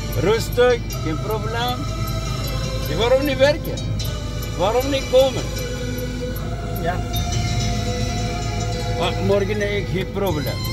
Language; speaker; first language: Dutch; non-native, learner; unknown